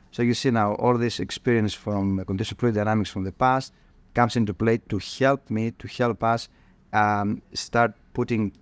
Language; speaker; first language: English; non-native, fluent; Greek